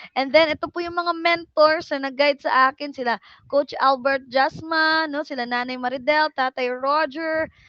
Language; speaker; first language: Filipino; non-native, local second language; Cebuano